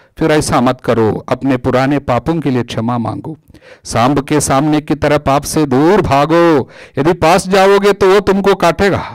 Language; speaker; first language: Hindi; non-native, local second language; Malayalam